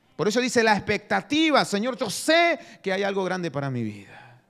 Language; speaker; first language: Spanish; native; Spanish